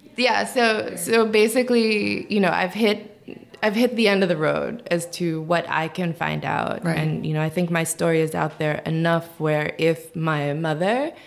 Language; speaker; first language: English; early bilingual, other home language; Korean